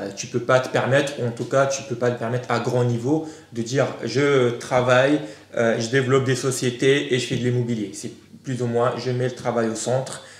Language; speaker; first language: French; non-native, local second language; Arabic